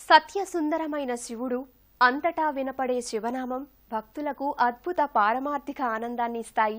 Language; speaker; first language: Telugu; native; Telugu